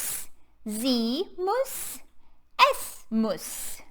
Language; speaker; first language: German; non-native, fluent; English